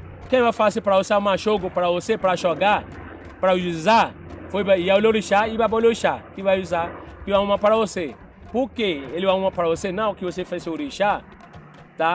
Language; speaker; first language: Portuguese; non-native, learner; Yoruba